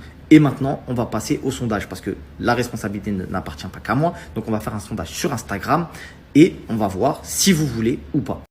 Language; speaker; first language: French; native; French